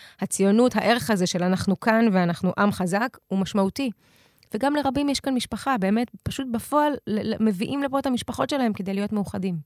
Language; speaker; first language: Hebrew; early bilingual, other home language; Russian